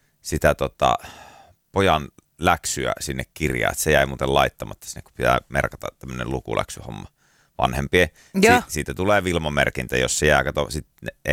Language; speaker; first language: Finnish; native; Finnish